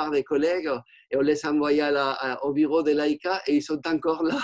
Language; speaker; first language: French; non-native, fluent; Spanish